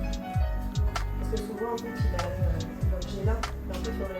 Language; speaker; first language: French; native; French